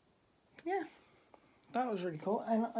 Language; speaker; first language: English; native; English